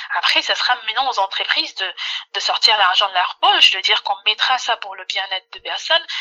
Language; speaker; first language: French; non-native, local second language; Lingala